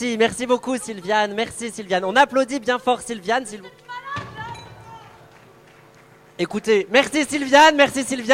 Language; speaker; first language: French; native; French